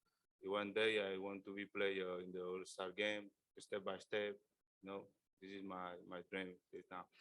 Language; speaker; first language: English; non-native, learner; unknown